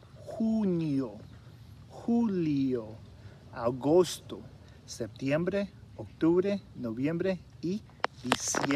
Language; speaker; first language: Spanish; early bilingual, heritage; Spanish